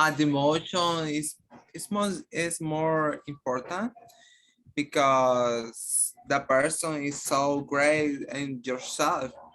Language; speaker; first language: English; non-native, learner; Spanish